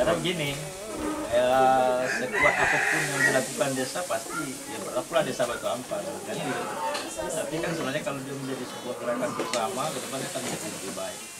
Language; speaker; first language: Indonesian; native; Indonesian